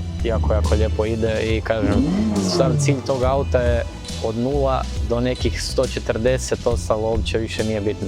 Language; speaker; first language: Croatian; native; Croatian